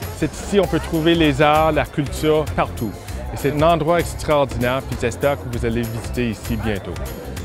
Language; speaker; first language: French; native; French